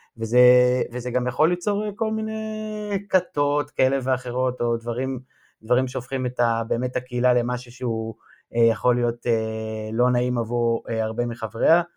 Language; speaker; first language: Hebrew; native; Hebrew